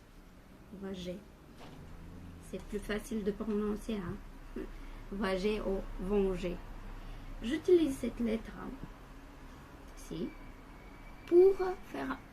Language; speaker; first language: French; non-native, fluent; Bulgarian